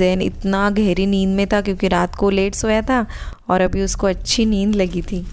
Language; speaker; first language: Hindi; native; Hindi